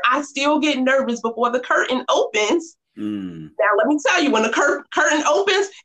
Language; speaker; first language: English; native; English